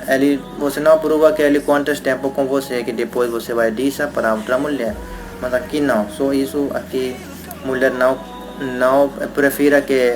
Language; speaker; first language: Portuguese; non-native, learner; Hindi